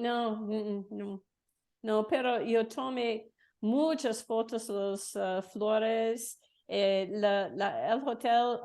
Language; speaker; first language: Spanish; non-native, learner; English